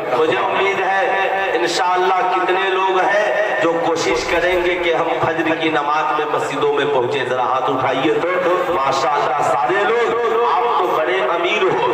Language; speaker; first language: Urdu; native; Urdu